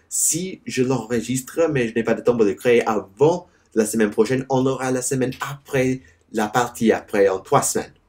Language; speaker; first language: French; non-native, learner; English